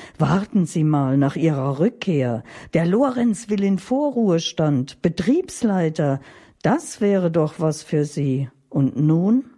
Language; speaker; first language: German; native; German